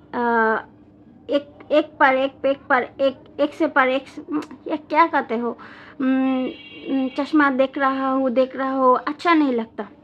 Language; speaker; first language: Hindi; non-native, learner; Bangla